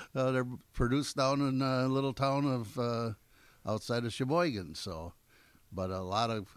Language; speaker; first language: English; native; English